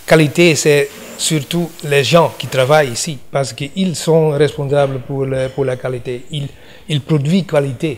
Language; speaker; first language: French; non-native, learner; Dutch